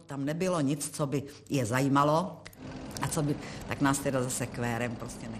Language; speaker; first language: Czech; native; Czech